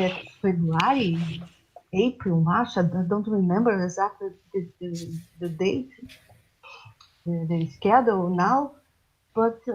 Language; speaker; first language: English; non-native, learner; Portuguese